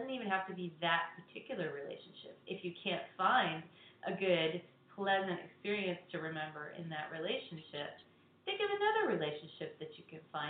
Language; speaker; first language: English; native; English